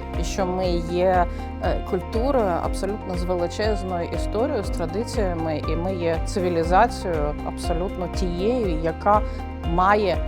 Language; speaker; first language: Ukrainian; native; Ukrainian